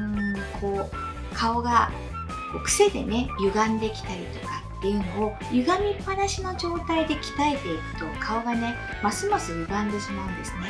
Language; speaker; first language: Japanese; native; Japanese